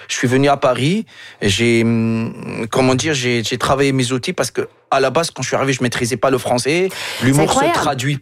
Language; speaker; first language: French; non-native, local second language; Arabic